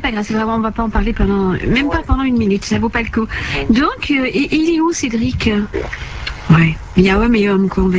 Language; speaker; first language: French; native; French